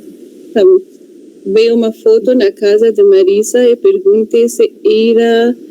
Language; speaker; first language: Portuguese; non-native, learner; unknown